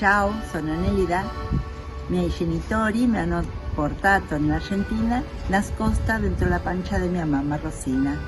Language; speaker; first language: Italian; early bilingual, heritage; Spanish